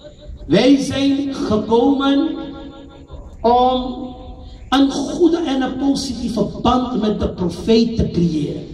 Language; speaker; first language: Dutch; non-native, local second language; Urdu